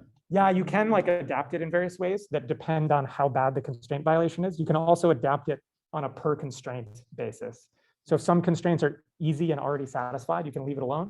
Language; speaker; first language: English; native; English